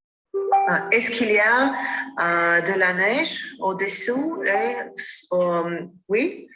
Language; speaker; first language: French; non-native, learner; Armenian